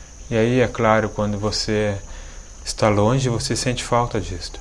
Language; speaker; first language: Portuguese; native; Portuguese